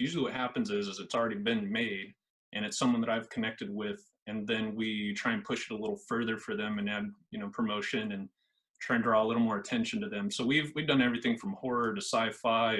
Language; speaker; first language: English; native; English